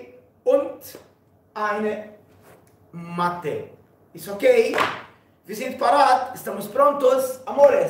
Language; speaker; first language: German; non-native, learner; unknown